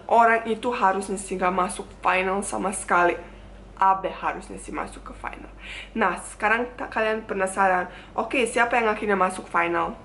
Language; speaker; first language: Indonesian; non-native, fluent; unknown